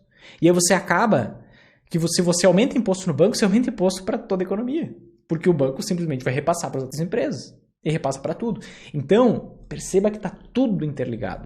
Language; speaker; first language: Portuguese; native; Portuguese